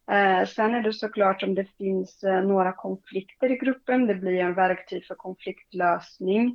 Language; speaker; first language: Swedish; non-native, fluent; Portuguese